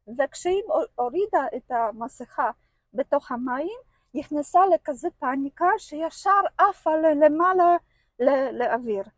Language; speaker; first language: Hebrew; non-native, fluent; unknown